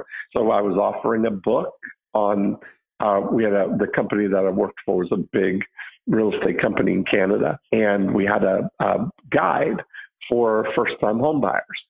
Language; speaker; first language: English; native; English